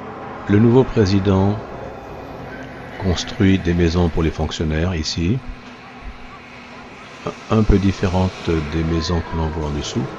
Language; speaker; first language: French; native; French